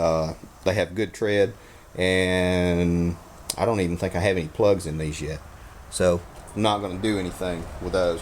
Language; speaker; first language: English; native; English